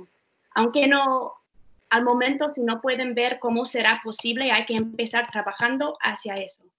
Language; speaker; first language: Spanish; non-native, fluent; English